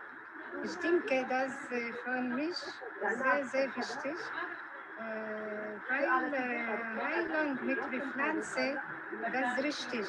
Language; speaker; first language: German; non-native, learner; Arabic